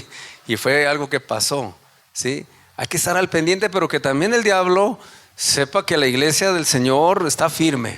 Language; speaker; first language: Spanish; native; Spanish